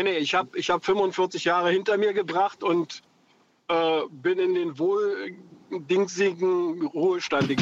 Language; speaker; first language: German; non-native, fluent; Greek